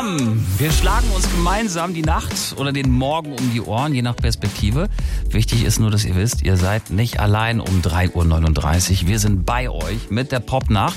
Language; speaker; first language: German; native; German